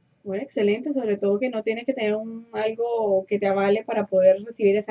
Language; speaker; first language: Spanish; native; Spanish